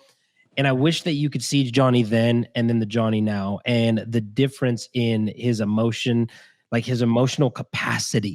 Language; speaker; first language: English; native; English